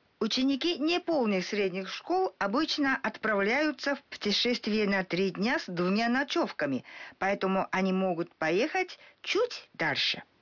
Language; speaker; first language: Russian; non-native, fluent; Japanese